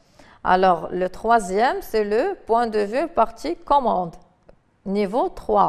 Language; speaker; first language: French; non-native, local second language; Arabic